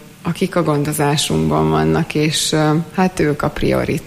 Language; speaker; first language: Hungarian; native; Hungarian